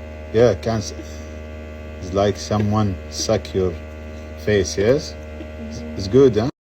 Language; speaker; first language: English; non-native, learner; Arabic